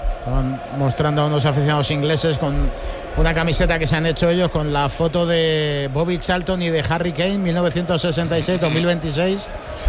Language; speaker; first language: Spanish; native; Spanish